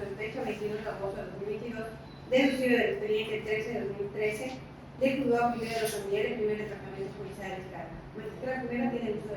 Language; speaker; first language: Spanish; native; Spanish